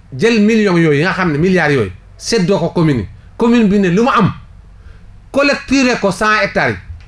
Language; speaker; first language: Wolof; non-native, local second language; Fula